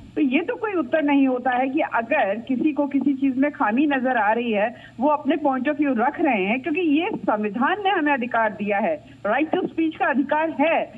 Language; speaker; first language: Hindi; native; Hindi